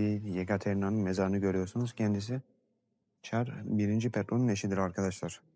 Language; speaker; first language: Turkish; native; Turkish